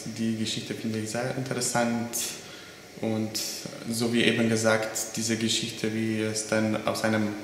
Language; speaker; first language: German; non-native, fluent; Slovenian